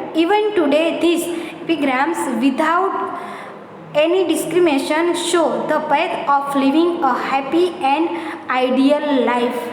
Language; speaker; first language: English; non-native, local second language; Gujarati